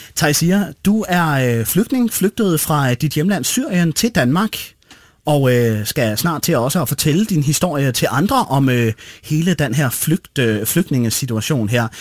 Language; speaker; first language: Danish; native; Danish